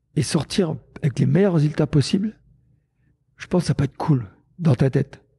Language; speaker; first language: French; native; French